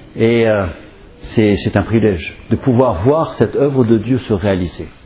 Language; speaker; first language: French; non-native, fluent; English